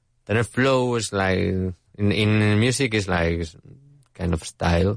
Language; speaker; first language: English; non-native, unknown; Spanish